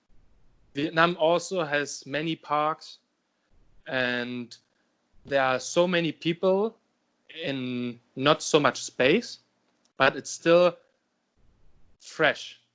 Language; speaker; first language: English; non-native, fluent; German